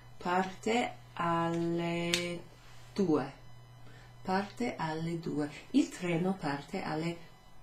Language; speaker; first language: Italian; non-native, fluent; English